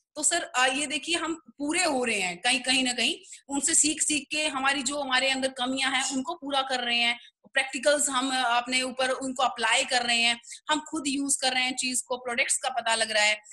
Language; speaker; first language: Hindi; native; Hindi